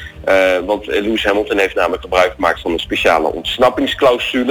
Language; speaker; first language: Dutch; native; Dutch